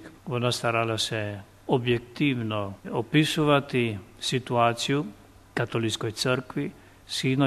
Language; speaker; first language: Ukrainian; non-native, fluent; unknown